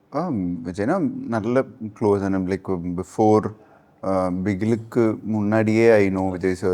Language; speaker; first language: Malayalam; non-native, learner; Tamil